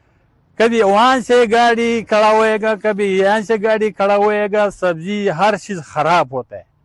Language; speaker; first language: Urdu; non-native, local second language; Pashto